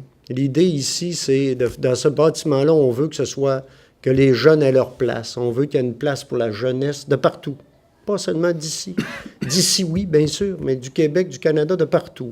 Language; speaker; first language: French; native; French